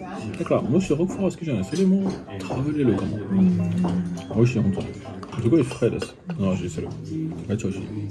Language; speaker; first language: Japanese; non-native, learner; French